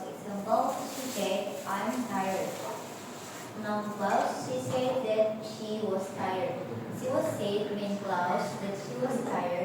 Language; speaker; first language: English; non-native, learner; Indonesian